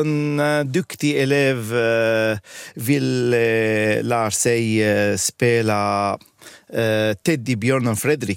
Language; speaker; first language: Swedish; non-native, learner; Arabic